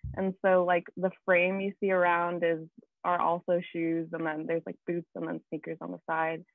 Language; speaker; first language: English; native; English